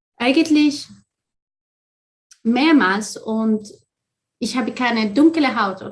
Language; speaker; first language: German; non-native, fluent; Arabic